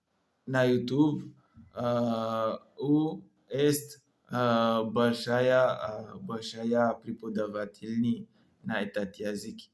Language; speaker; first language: Russian; non-native, learner; French